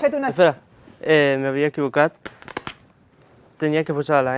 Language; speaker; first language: Catalan; non-native, learner; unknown